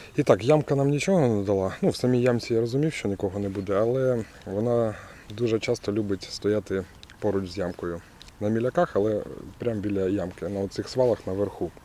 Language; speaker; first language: Ukrainian; non-native, local second language; Russian